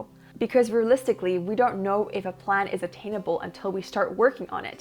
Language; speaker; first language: English; early bilingual, other home language; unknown